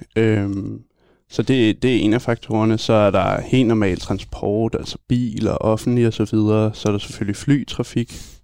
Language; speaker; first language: Danish; native; Danish